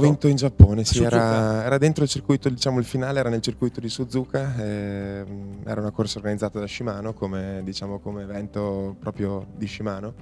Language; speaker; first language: Italian; native; Italian